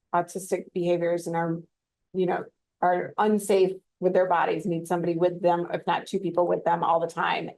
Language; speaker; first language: English; native; English